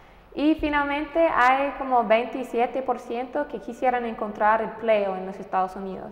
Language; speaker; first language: Spanish; non-native, fluent; English